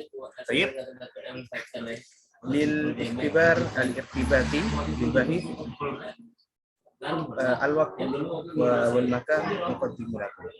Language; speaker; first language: Arabic; non-native, learner; Indonesian